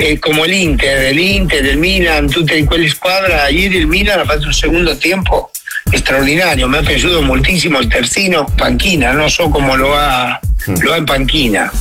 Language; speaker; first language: Italian; non-native, fluent; Spanish